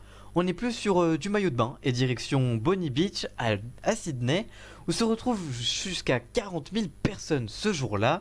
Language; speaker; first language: French; native; French